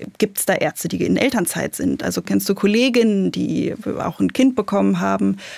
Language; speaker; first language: German; native; German